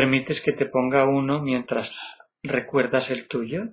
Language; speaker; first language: Spanish; native; Spanish